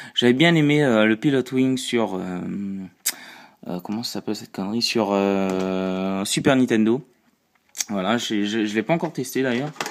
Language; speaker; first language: French; native; French